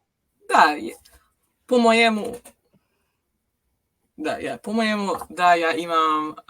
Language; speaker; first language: Russian; non-native, learner; English